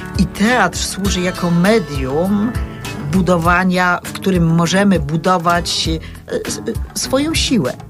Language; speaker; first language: Polish; native; Polish